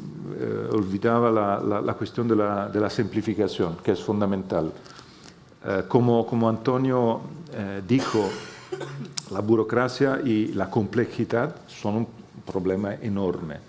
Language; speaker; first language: Spanish; non-native, fluent; Italian